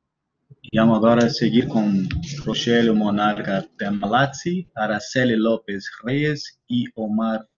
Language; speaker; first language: Spanish; non-native, learner; Portuguese